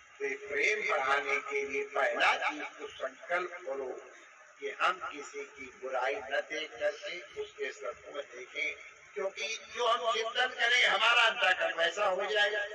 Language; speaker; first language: Hindi; native; Hindi